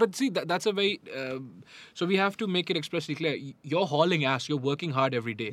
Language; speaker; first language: English; non-native, local second language; Hindi